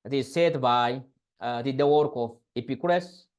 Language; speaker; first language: English; non-native, local second language; Amharic